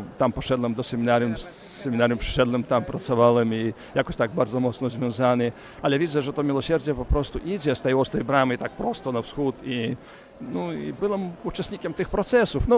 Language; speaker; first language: Polish; early bilingual, heritage; Polish